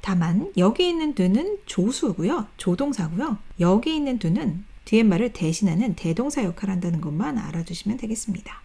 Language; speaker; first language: Korean; native; Korean